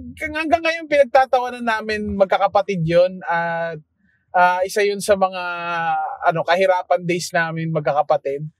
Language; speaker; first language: Filipino; native; Filipino